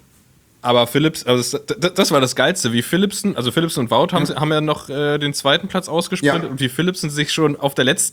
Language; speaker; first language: German; native; German